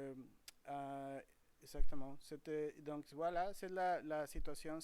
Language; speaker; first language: French; non-native, fluent; Spanish